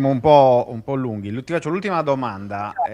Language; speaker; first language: Italian; native; Italian